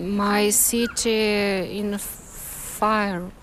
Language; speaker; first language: English; non-native, learner; Ukrainian